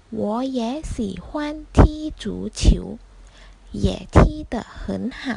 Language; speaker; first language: Chinese; non-native, fluent; Thai